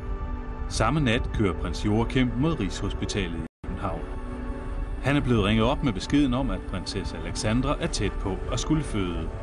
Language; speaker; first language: Danish; native; Danish